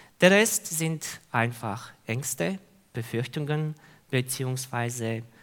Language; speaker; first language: German; non-native, fluent; Hungarian